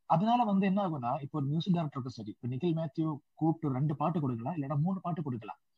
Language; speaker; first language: Tamil; non-native, local second language; Malayalam